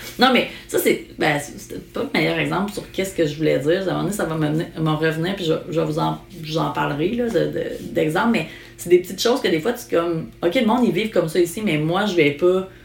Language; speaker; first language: French; native; French